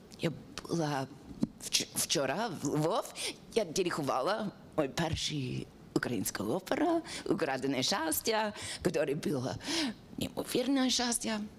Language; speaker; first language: Ukrainian; non-native, learner; English